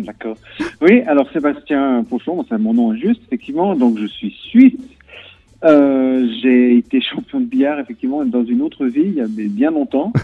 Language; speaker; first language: French; native; French